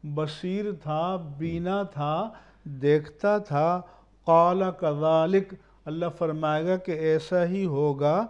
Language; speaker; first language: Urdu; native; Urdu